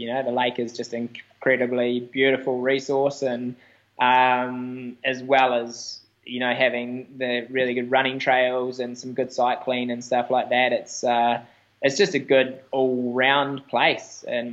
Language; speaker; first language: English; native; English